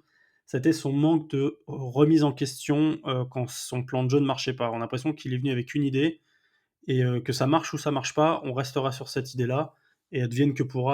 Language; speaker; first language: French; native; French